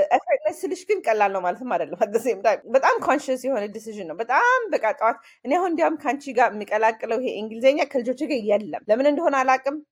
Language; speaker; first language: Amharic; early bilingual, heritage; Amharic